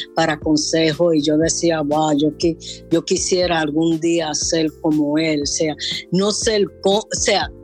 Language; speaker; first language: Spanish; early bilingual, heritage; Spanish